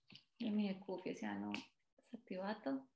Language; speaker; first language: Italian; non-native, fluent; Spanish